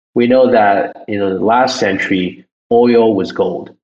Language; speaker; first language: English; early bilingual, other home language; Chinese